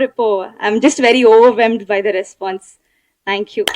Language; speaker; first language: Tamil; non-native, learner; Telugu